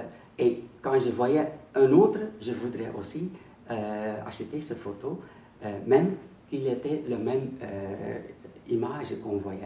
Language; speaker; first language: French; non-native, local second language; Dutch